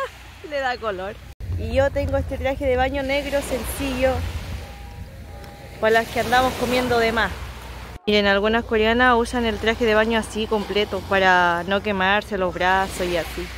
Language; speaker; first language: Spanish; native; Spanish